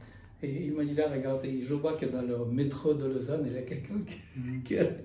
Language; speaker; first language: French; non-native, fluent; Russian